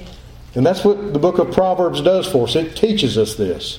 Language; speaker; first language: English; native; English